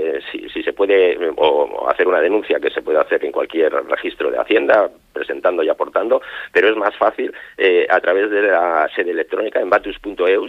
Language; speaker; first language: Spanish; native; Spanish